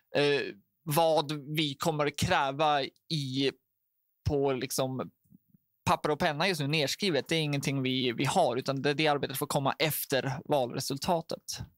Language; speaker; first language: Swedish; native; Swedish